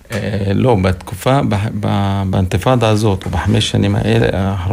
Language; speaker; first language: Hebrew; non-native, local second language; Arabic